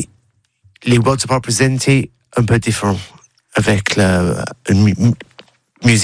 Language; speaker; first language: French; non-native, learner; English